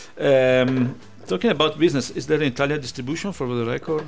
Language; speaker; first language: English; non-native, fluent; Italian